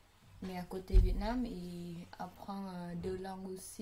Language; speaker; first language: French; non-native, learner; Khmer